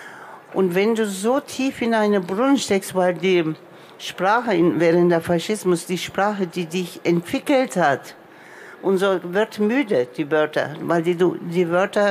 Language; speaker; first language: German; non-native, local second language; Turkish